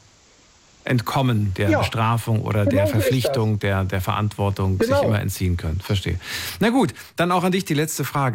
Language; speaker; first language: German; native; German